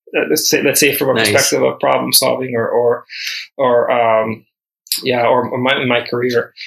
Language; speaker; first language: English; early bilingual, other home language; Spanish